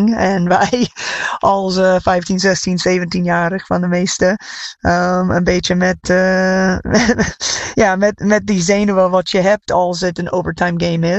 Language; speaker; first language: Dutch; non-native, fluent; English